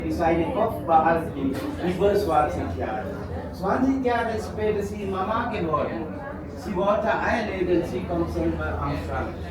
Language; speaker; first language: German; non-native, learner; Sinhala